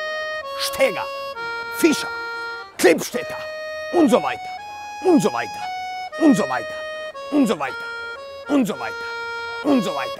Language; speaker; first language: German; non-native, learner; Slovenian